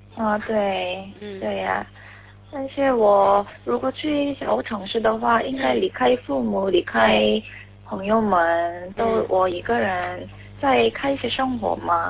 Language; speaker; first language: Chinese; non-native, learner; Korean